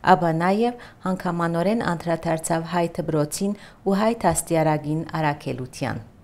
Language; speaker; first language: Armenian; early bilingual, heritage; Armenian